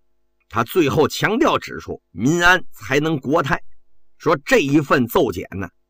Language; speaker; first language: Chinese; native; Chinese